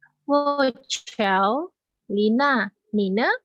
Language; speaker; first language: Chinese; non-native, learner; Indonesian